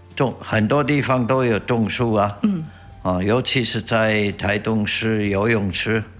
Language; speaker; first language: Chinese; non-native, fluent; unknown